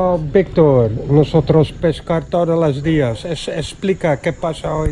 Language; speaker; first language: Spanish; non-native, learner; English